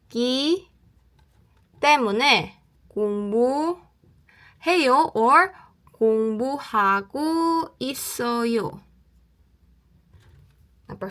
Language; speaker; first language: Korean; non-native, learner; Cebuano